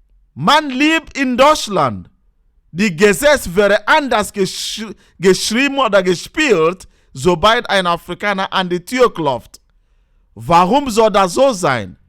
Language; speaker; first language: German; non-native, learner; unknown